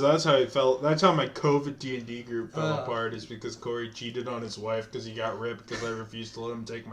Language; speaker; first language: English; native; English